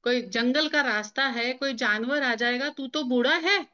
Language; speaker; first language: Hindi; non-native, local second language; Marathi